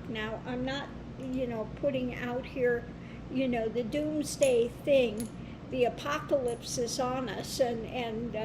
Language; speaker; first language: English; native; English